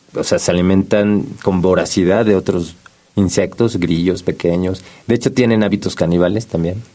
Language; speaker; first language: Spanish; native; Spanish